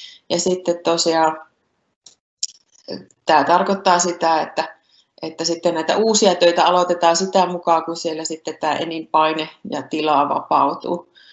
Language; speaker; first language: Finnish; native; Finnish